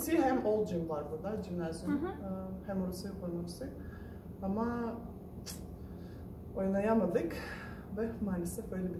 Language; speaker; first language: Turkish; non-native, fluent; Russian